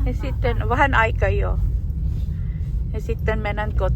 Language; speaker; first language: Finnish; non-native, learner; Filipino